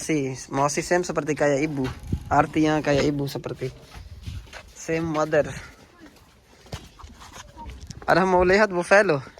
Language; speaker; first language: Indonesian; non-native, learner; Urdu